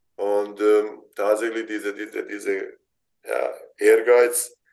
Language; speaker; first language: German; non-native, fluent; Bosnian